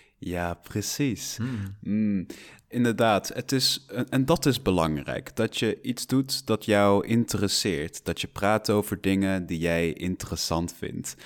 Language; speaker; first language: Dutch; non-native, fluent; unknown